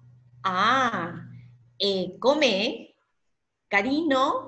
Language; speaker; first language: Italian; non-native, learner; Spanish